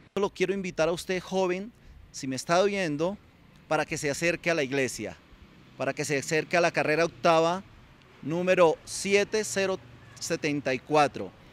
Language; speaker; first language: Spanish; native; Spanish